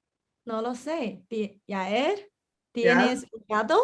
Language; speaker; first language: Spanish; non-native, learner; Chinese